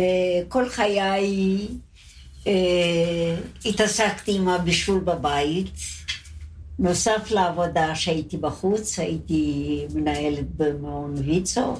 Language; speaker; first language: Hebrew; non-native, fluent; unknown